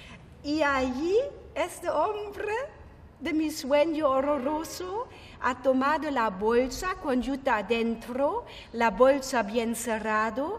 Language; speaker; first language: Spanish; non-native, fluent; German